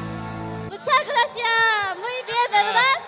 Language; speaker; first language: Spanish; non-native, learner; Korean